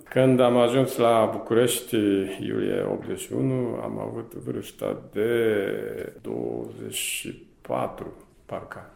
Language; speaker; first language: Romanian; non-native, fluent; Japanese